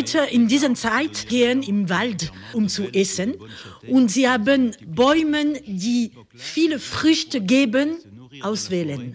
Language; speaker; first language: German; non-native, fluent; French